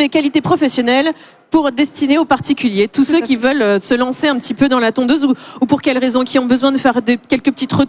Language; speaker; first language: French; native; French